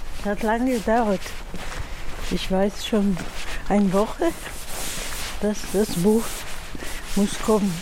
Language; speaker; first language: German; non-native, fluent; Dutch